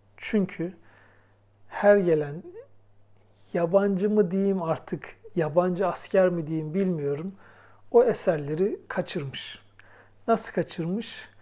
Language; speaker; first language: Turkish; native; Turkish